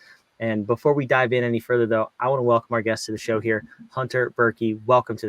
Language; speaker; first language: English; native; English